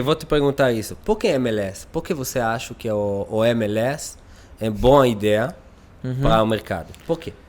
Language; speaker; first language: Portuguese; non-native, learner; Hebrew